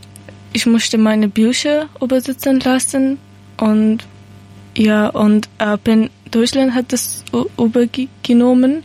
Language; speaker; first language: German; non-native, learner; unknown